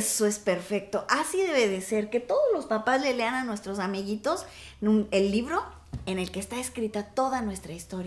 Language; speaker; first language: Spanish; native; Spanish